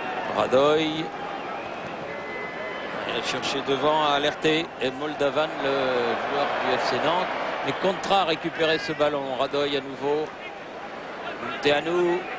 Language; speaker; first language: French; native; French